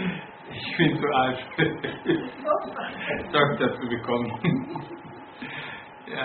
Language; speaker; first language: German; non-native, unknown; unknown